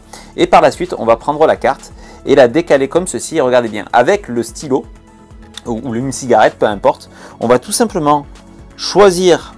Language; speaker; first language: French; native; French